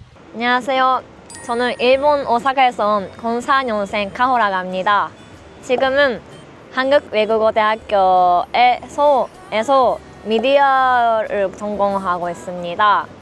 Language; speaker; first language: Korean; non-native, fluent; Japanese